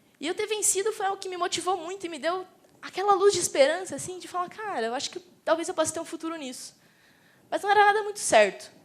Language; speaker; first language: Portuguese; native; Portuguese